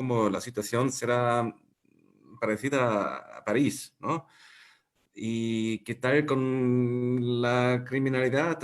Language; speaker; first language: Spanish; non-native, fluent; German